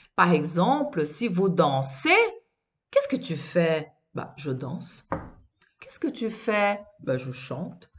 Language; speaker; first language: French; non-native, fluent; Portuguese